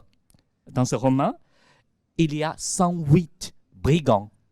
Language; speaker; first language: French; non-native, fluent; Chinese